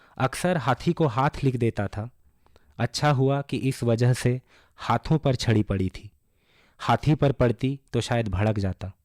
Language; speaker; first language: Hindi; non-native, local second language; Bangla